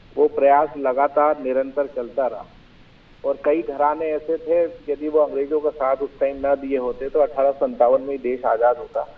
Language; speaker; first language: Hindi; native; Hindi